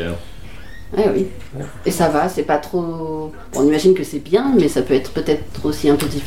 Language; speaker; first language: French; native; French